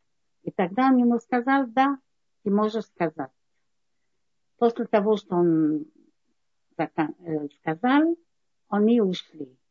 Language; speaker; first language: Russian; non-native, learner; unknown